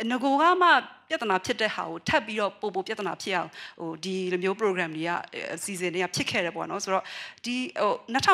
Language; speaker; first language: Burmese; non-native, local second language; Kachin